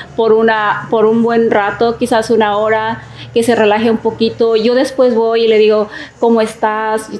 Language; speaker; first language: Spanish; native; Spanish